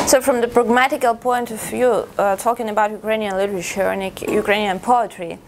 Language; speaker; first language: English; non-native, fluent; Russian